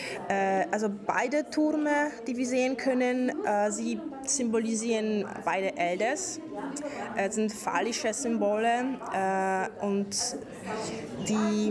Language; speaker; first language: German; non-native, fluent; Polish